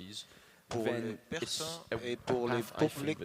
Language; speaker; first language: French; non-native, learner; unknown